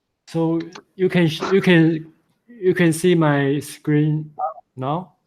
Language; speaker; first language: English; non-native, fluent; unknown